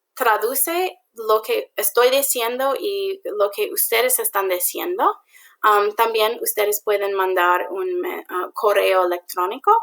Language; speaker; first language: Spanish; non-native, learner; English